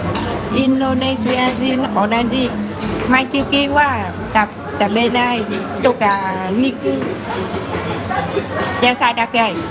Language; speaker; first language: Japanese; non-native, learner; Vietnamese